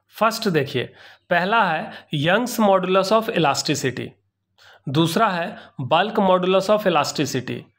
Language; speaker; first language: Hindi; native; Hindi